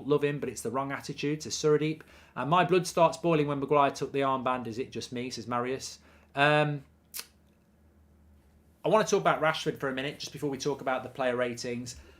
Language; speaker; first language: English; native; English